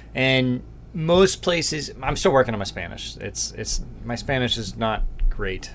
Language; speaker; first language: English; native; English